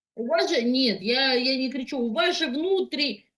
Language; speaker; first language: Russian; native; Russian